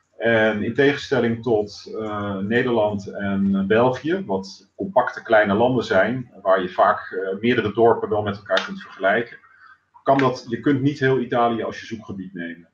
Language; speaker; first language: Dutch; native; Dutch